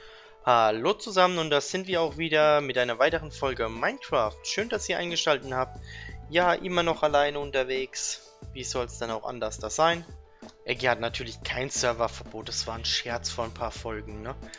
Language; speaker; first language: German; native; German